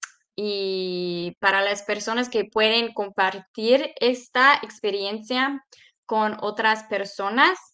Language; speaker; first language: Spanish; non-native, fluent; English